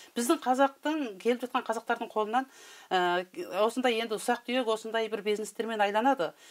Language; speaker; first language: Kazakh; early bilingual, heritage; Kazakh